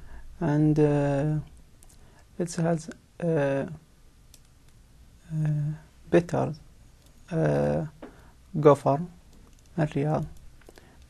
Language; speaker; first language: English; non-native, learner; Arabic